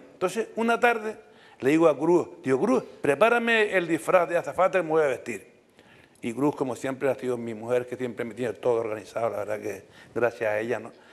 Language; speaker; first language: Spanish; native; Spanish